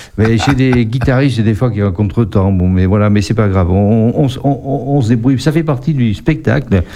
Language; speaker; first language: French; native; French